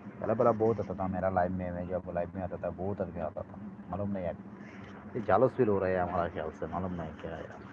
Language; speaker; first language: Hindi; non-native, learner; Bangla